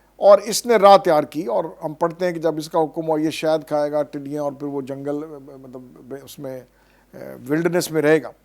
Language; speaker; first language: Urdu; non-native, local second language; Punjabi